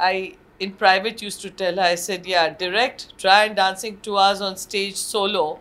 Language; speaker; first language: English; non-native, local second language; Marathi